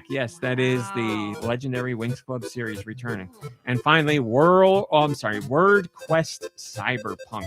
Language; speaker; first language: English; native; English